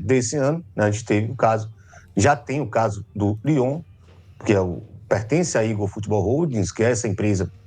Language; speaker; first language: Portuguese; native; Portuguese